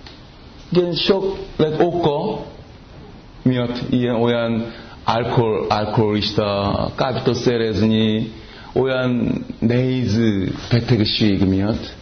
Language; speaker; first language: Hungarian; non-native, learner; Korean